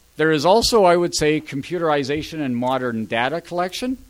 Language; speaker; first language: English; native; English